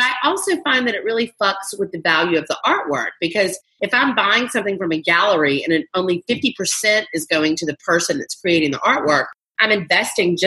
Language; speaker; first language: English; native; English